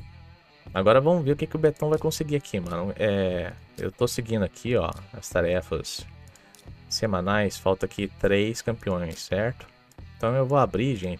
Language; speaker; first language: Portuguese; native; Portuguese